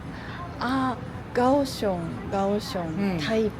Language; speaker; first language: Chinese; non-native, learner; Japanese